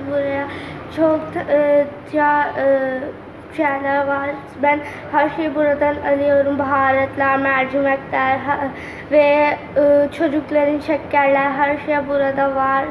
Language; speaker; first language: Turkish; non-native, learner; Urdu